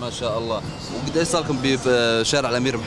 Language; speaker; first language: Arabic; native; Arabic